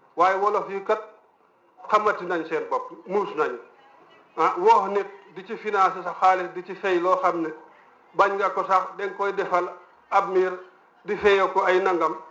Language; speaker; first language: Wolof; non-native, local second language; Serer